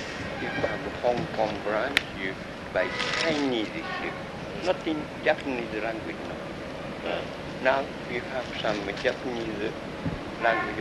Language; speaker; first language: English; non-native, learner; Japanese